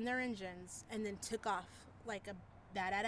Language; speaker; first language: English; native; English